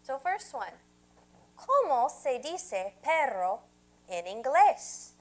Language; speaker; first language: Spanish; non-native, fluent; English